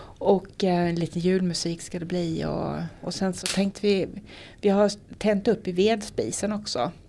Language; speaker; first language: Swedish; native; Swedish